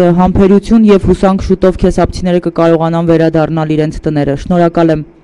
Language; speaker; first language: Armenian; native; Armenian